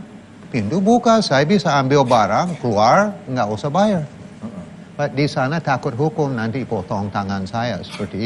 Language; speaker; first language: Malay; non-native, fluent; English